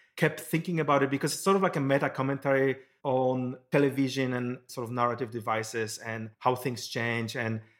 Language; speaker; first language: English; non-native, fluent; Polish